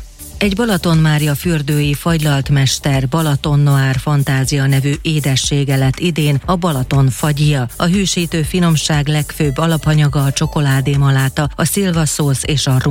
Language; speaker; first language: Hungarian; native; Hungarian